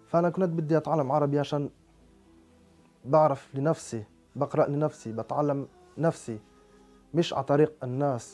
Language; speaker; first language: Arabic; non-native, learner; French